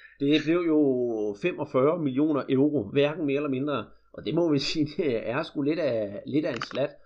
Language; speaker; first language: Danish; native; Danish